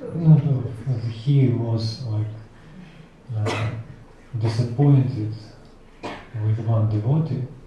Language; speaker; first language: English; non-native, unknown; Russian